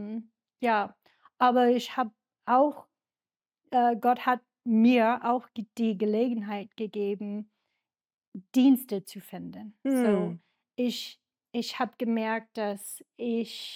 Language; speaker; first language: German; non-native, fluent; English